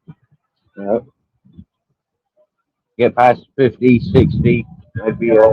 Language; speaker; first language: English; native; English